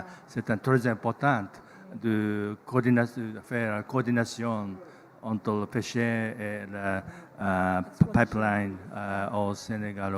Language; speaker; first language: French; non-native, learner; Japanese